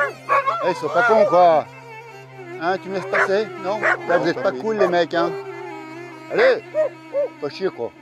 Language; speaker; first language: French; native; French